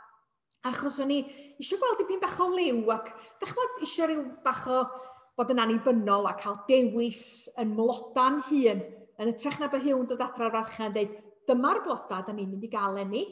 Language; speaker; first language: Welsh; native; Welsh